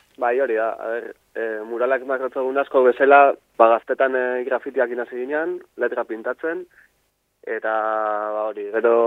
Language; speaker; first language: Basque; native; Basque